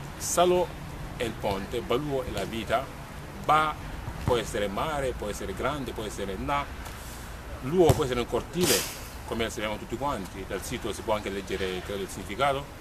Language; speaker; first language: Italian; non-native, fluent; Mandingo